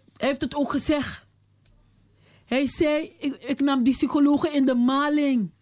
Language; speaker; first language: Dutch; native; Dutch